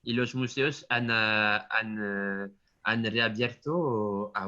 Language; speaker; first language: Spanish; non-native, fluent; French